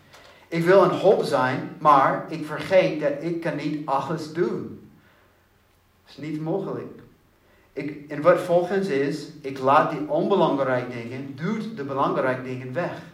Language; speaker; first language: Dutch; non-native, learner; English